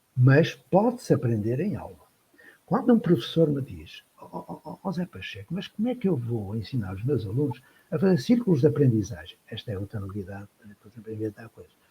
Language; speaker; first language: Portuguese; native; Portuguese